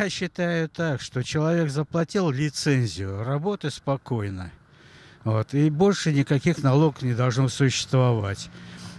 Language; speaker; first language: Russian; native; Russian